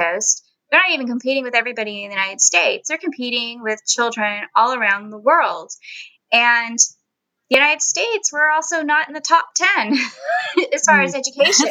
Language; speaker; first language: English; early bilingual, other home language; Spanish